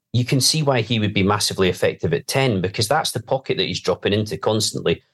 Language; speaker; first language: English; native; English